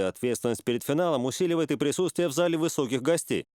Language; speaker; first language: Russian; native; Russian